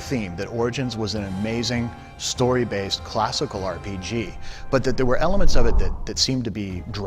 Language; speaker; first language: English; native; English